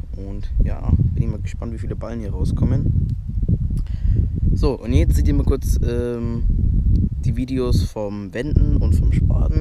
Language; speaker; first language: German; native; German